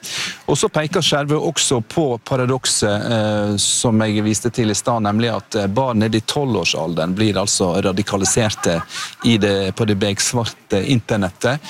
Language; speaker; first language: Norwegian; native; Norwegian